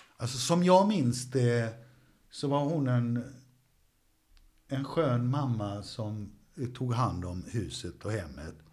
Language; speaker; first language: Swedish; early bilingual, other home language; Yiddish